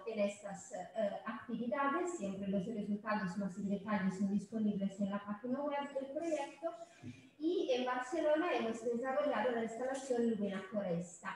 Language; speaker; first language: Spanish; non-native, fluent; Italian